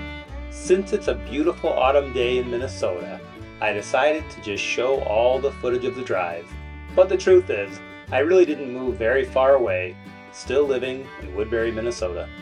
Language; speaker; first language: English; native; English